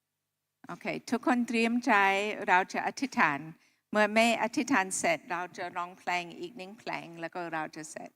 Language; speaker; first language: Thai; non-native, local second language; Akha